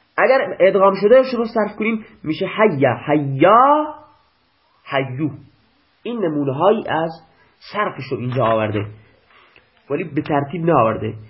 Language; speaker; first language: Persian; non-native, local second language; Baluchi